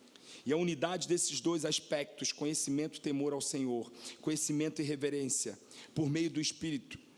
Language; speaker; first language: Portuguese; native; Portuguese